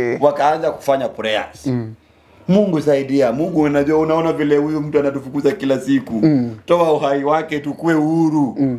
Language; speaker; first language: Swahili; non-native, local second language; Luo (Kenya and Tanzania)